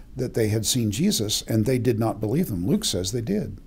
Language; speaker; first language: English; native; English